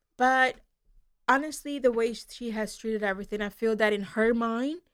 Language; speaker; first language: English; non-native, fluent; Spanish